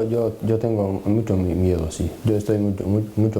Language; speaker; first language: Spanish; non-native, learner; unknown